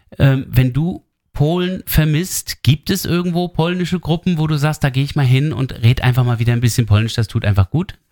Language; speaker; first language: German; native; German